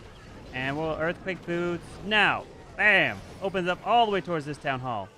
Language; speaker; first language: English; native; English